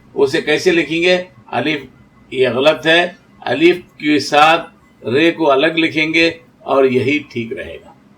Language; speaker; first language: Urdu; native; Urdu